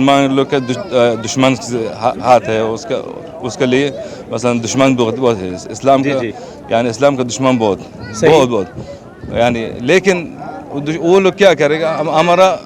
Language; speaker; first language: Hindi; non-native, learner; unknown